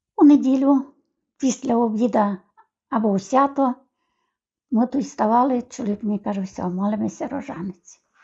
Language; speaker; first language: Ukrainian; native; Ukrainian